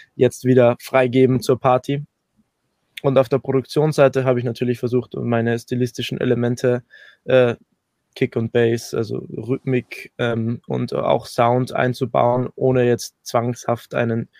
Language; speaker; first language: German; native; German